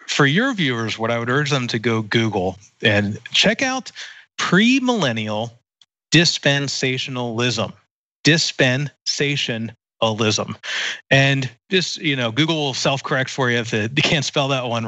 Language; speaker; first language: English; native; English